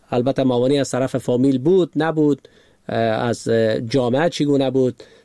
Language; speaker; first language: Persian; native; Persian